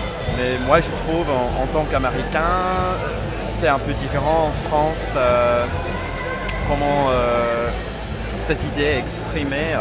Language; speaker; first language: French; non-native, fluent; English